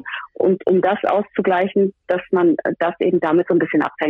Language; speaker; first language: German; native; German